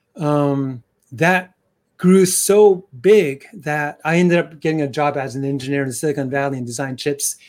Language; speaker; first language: English; early bilingual, other home language; Chinese